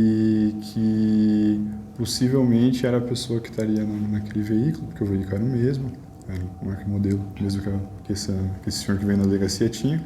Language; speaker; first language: Portuguese; native; Portuguese